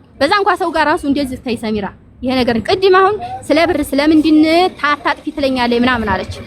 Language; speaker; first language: Amharic; native; Amharic